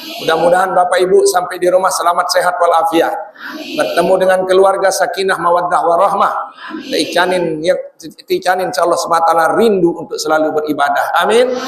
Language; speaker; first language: Indonesian; non-native, local second language; Sasak